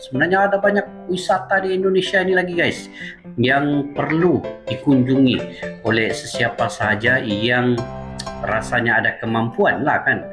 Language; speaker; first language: Malay; native; Malay